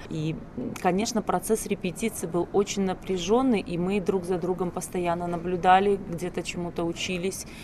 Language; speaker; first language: Russian; native; Russian